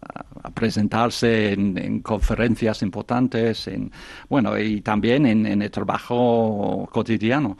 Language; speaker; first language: Spanish; non-native, fluent; English